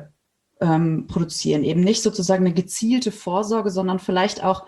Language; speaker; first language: German; native; German